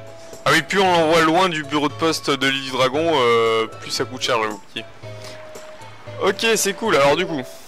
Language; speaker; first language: French; native; French